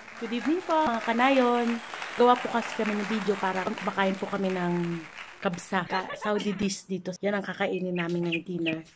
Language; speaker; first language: Filipino; non-native, local second language; Iloko